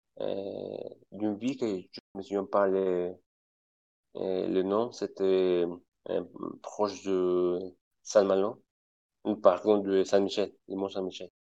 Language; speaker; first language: French; non-native, fluent; Spanish